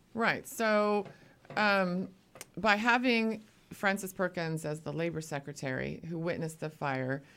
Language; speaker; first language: English; native; English